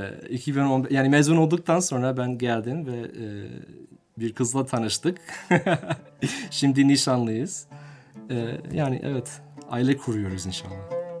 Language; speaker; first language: Turkish; non-native, fluent; English